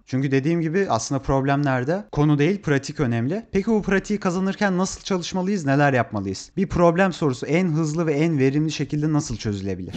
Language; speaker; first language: Turkish; native; Turkish